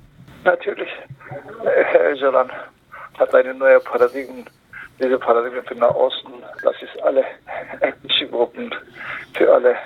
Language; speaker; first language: German; non-native, learner; Kurdish